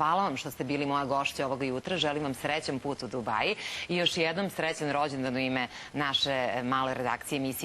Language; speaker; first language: Serbian; native; Serbian